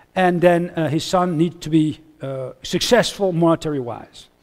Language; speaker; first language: English; non-native, fluent; Dutch